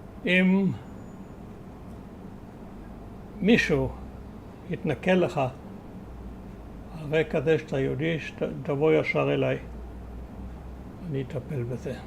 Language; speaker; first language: Hebrew; early bilingual, other home language; German